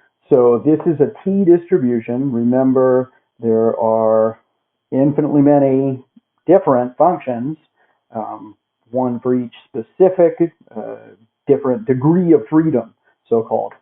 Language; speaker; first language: English; native; English